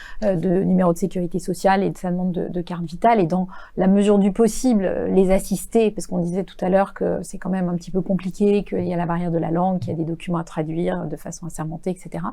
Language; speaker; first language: French; native; French